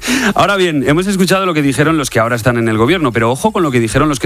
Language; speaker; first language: Spanish; native; Spanish